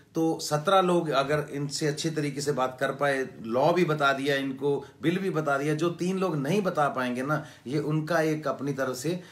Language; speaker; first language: Hindi; non-native, local second language; Punjabi